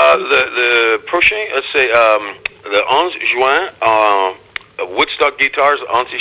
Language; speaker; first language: French; non-native, learner; English